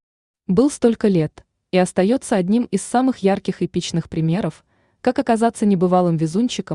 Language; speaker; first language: Russian; native; Russian